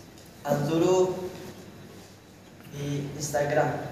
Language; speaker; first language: Arabic; non-native, learner; Indonesian